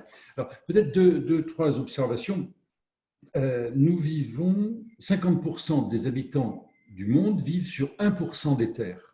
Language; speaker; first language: French; native; French